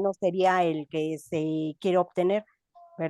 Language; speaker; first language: Spanish; native; Spanish